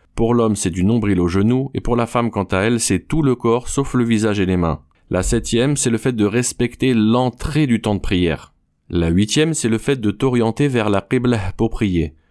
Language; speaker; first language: French; native; French